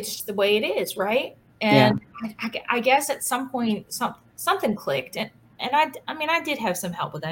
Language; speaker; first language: English; native; English